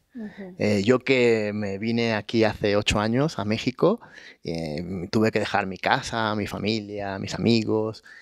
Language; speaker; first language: Spanish; native; Spanish